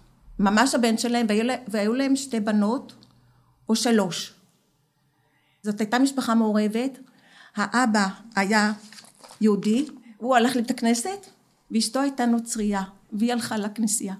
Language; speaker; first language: Hebrew; early bilingual, other home language; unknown